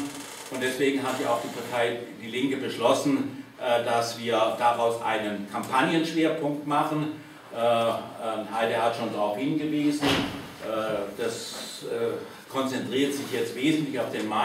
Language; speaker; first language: German; native; German